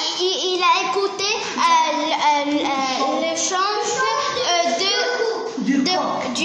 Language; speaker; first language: French; non-native, learner; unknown